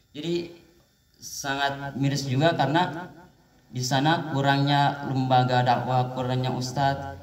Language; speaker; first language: Indonesian; native; Indonesian